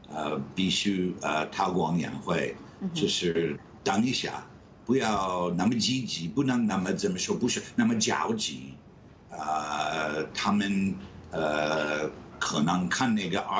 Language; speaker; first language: Chinese; non-native, fluent; English